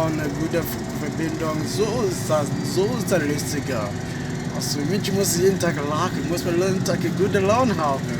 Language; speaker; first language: German; non-native, learner; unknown